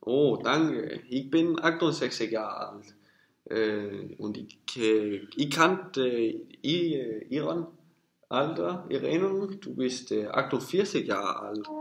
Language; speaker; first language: German; non-native, learner; Danish